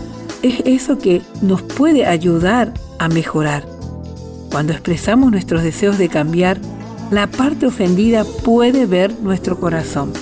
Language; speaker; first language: Spanish; native; Spanish